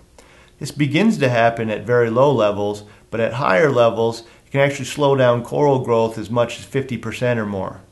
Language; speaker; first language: English; native; English